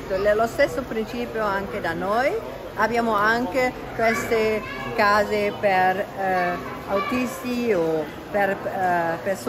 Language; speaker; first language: Italian; non-native, learner; German